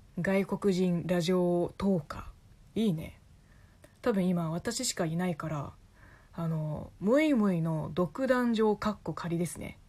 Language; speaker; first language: Japanese; non-native, fluent; Chinese